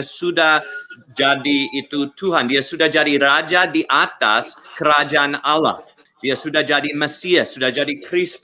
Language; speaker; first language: Indonesian; non-native, learner; English